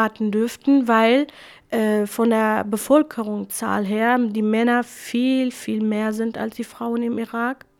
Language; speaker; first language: German; non-native, fluent; Kurdish